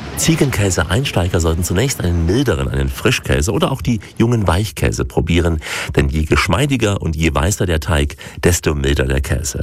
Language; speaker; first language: German; native; German